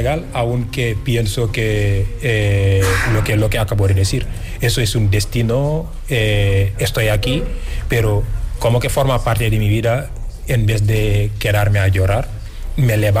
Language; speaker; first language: Spanish; non-native, fluent; Wolof